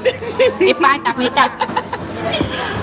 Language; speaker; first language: Japanese; non-native, learner; Vietnamese